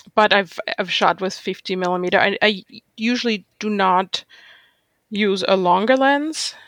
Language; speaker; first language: English; non-native, fluent; German